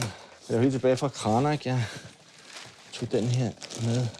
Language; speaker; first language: Danish; native; Danish